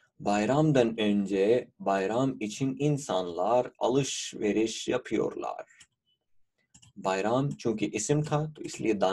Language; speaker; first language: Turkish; non-native, fluent; Urdu